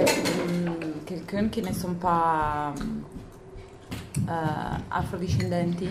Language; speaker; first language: French; non-native, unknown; Italian